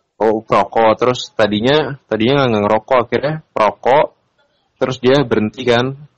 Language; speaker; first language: Indonesian; native; Indonesian